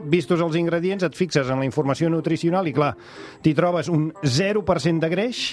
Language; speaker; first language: Catalan; native; Catalan